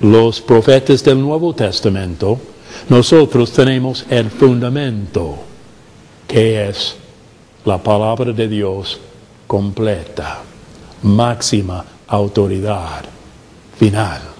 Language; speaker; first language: Spanish; non-native, fluent; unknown